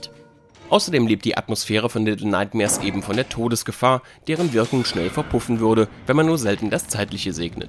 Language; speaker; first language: German; native; German